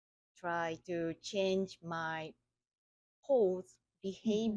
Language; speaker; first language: English; non-native, learner; Japanese